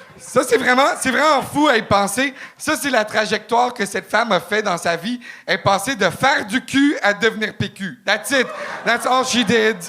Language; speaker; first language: French; non-native, local second language; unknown